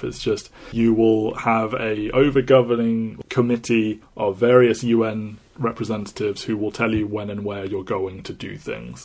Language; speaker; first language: English; native; English